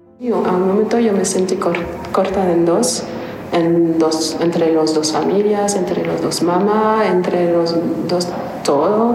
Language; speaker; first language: Spanish; non-native, learner; French